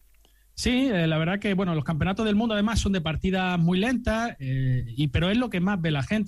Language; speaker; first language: Spanish; native; Spanish